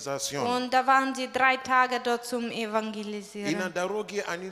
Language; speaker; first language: German; non-native, fluent; Russian